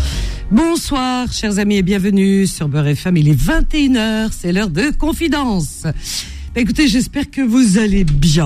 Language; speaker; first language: French; native; French